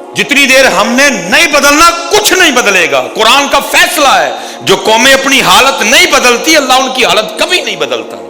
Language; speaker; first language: Urdu; non-native, local second language; Punjabi